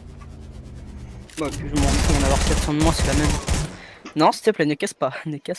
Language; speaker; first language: French; native; French